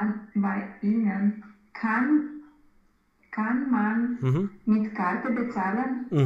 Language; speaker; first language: German; non-native, learner; Romanian